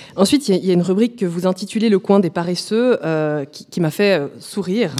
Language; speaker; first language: French; native; French